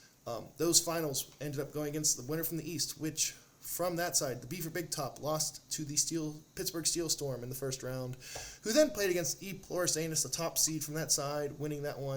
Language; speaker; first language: English; native; English